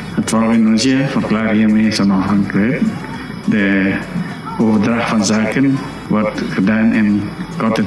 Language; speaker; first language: Dutch; non-native, local second language; Minangkabau